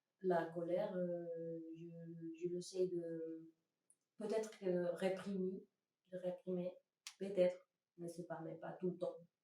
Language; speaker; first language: French; non-native, learner; Spanish